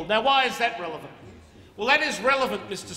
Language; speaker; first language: English; native; English